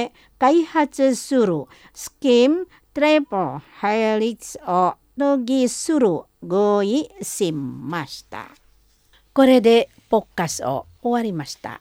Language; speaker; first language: Japanese; non-native, fluent; Indonesian